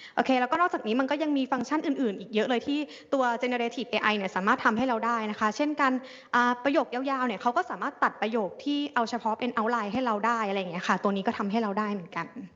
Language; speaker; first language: Thai; native; Thai